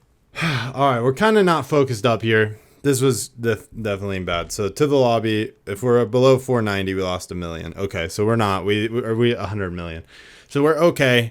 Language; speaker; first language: English; native; English